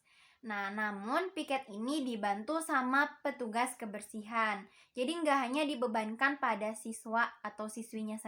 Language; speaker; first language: Indonesian; native; Indonesian